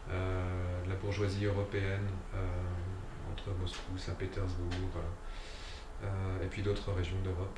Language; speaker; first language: French; native; French